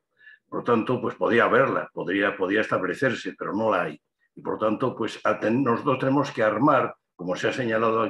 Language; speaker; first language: Spanish; native; Spanish